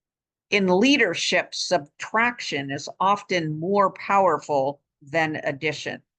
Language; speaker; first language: English; native; English